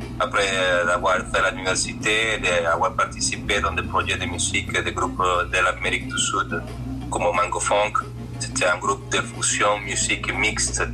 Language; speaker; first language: French; non-native, fluent; Spanish